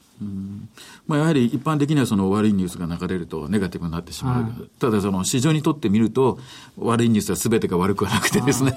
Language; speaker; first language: Japanese; native; Japanese